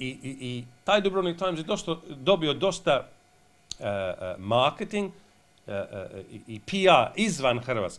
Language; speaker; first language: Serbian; non-native, fluent; English